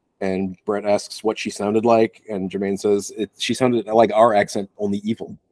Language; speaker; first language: English; native; English